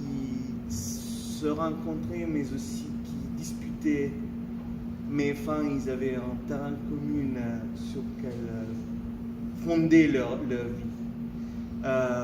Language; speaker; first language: French; non-native, fluent; Italian